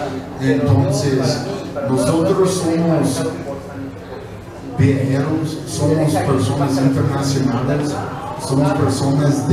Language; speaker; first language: Spanish; non-native, fluent; English